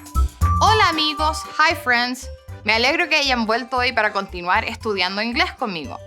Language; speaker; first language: Spanish; non-native, fluent; English